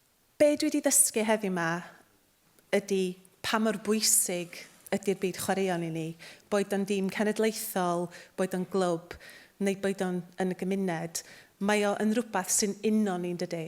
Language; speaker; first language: Welsh; native; Welsh